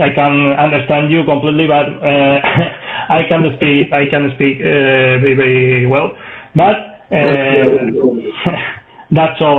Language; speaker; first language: English; non-native, learner; Spanish